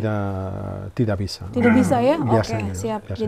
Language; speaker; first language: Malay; non-native, learner; Spanish